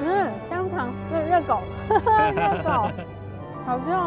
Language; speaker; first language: Chinese; native; Chinese